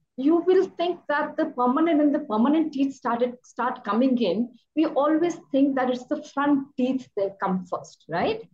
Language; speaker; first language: English; non-native, local second language; Hindi